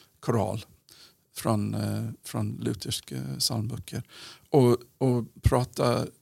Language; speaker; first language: Swedish; non-native, fluent; English